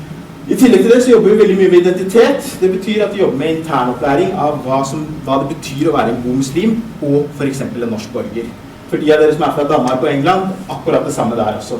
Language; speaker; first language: Norwegian; early bilingual, other home language; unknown